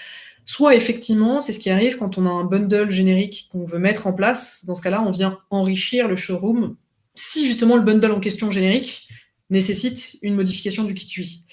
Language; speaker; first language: French; native; French